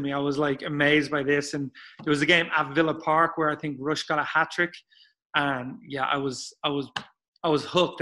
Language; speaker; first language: English; native; English